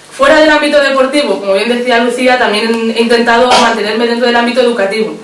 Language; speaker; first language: Spanish; early bilingual, other home language; Arabic